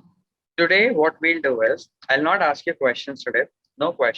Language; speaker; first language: English; non-native, local second language; Hindi